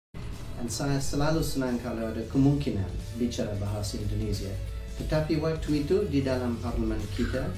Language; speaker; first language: Indonesian; non-native, fluent; English